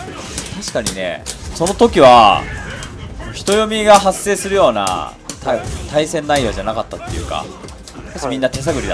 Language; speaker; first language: Japanese; native; Japanese